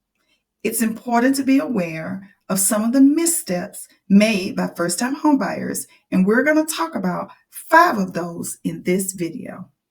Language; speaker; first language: English; native; English